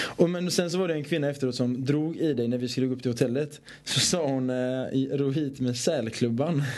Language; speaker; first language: Swedish; early bilingual, other home language; Persian